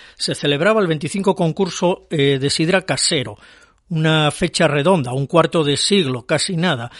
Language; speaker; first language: Spanish; native; Spanish